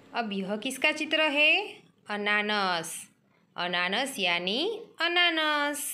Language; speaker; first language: Hindi; non-native, local second language; Gujarati